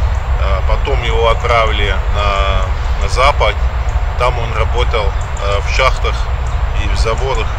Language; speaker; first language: Russian; non-native, learner; Dutch